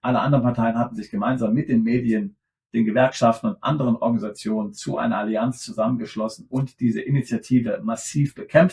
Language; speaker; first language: German; native; German